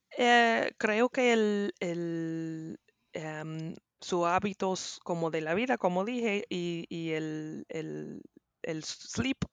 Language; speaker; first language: Spanish; non-native, learner; English